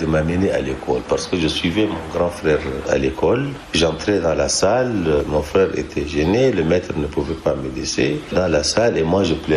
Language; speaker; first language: French; non-native, local second language; Arabic